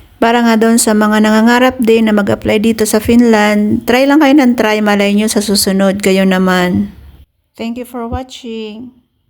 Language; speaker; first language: Filipino; native; Filipino